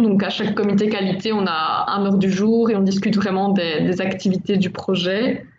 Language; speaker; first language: French; native; French